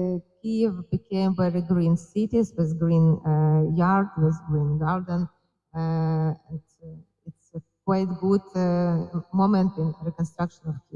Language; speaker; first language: English; non-native, fluent; Ukrainian